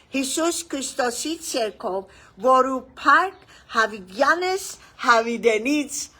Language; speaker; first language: Armenian; early bilingual, heritage; Armenian